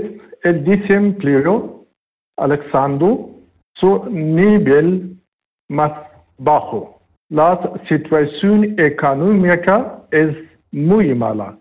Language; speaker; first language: Spanish; non-native, learner; Pashto